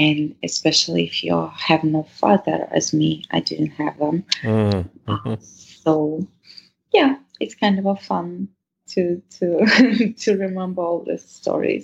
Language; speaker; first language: English; non-native, fluent; Russian